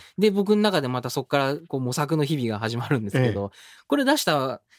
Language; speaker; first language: Japanese; native; Japanese